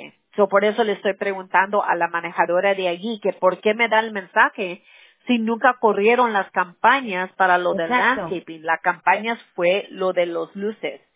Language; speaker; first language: Spanish; early bilingual, heritage; Spanish